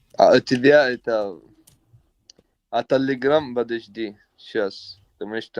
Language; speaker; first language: Russian; non-native, learner; Arabic